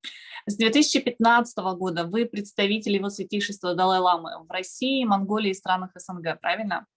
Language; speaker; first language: Russian; native; Russian